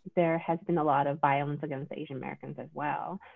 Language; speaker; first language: English; non-native, fluent; Korean